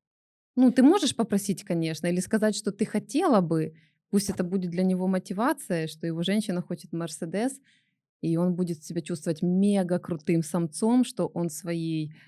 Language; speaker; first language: Russian; native; Russian